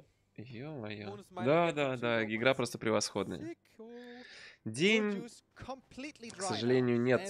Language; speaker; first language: Russian; native; Russian